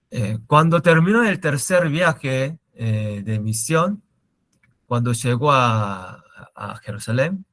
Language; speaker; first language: Spanish; non-native, learner; Korean